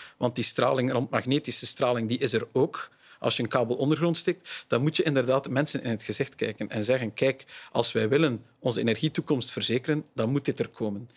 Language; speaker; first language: Dutch; native; Dutch